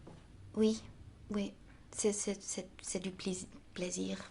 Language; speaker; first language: French; non-native, local second language; Dutch